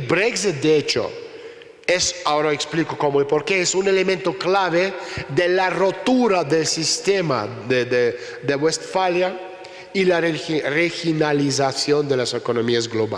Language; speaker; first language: Spanish; non-native, fluent; Russian